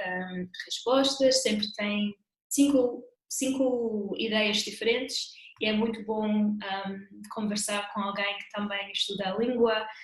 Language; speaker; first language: Portuguese; non-native, fluent; English